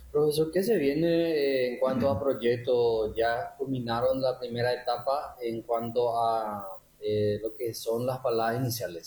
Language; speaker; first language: Spanish; native; Spanish